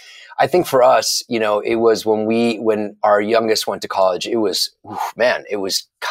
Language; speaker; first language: English; native; English